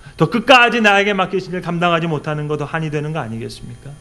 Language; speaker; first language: Korean; native; Korean